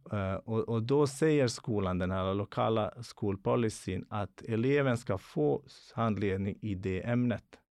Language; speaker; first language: Swedish; non-native, fluent; Bosnian